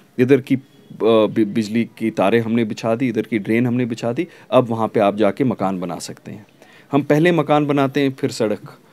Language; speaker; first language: Hindi; non-native, local second language; Kashmiri